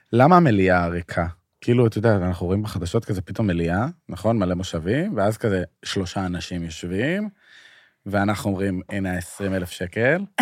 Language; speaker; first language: Hebrew; native; Hebrew